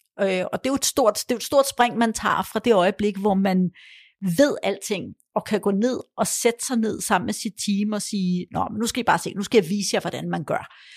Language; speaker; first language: Danish; early bilingual, other home language; Polish